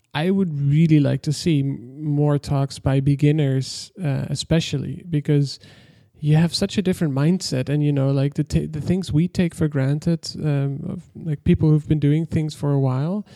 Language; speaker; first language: English; non-native, fluent; Dutch